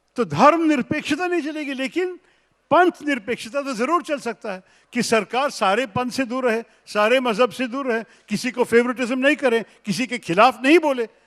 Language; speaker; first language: Hindi; non-native, local second language; Malayalam